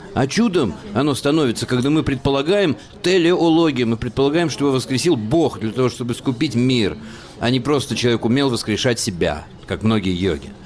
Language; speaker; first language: Russian; native; Russian